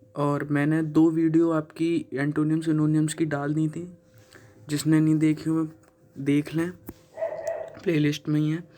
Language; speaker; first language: Hindi; native; Hindi